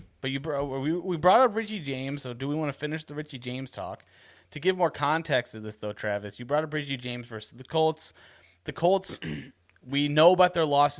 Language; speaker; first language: English; native; English